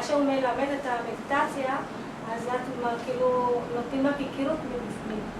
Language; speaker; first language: Hebrew; non-native, fluent; Marathi